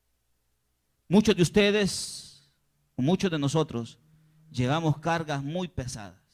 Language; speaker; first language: Spanish; native; Spanish